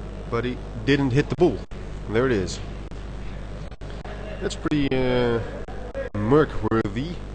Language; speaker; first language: English; non-native, fluent; Dutch